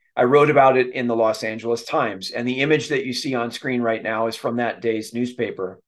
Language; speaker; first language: English; native; English